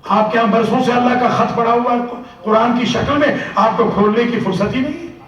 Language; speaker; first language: Urdu; non-native, local second language; Punjabi